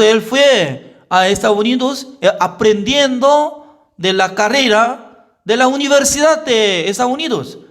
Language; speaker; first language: Spanish; non-native, fluent; Korean